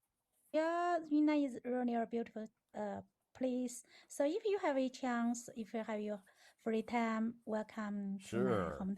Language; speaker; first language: English; non-native, learner; Chinese